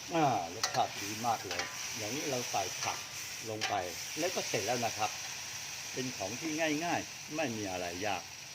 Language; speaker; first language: Thai; non-native, fluent; Chinese